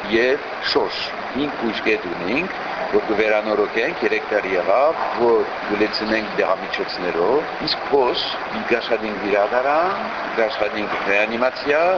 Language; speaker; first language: Armenian; early bilingual, heritage; Armenian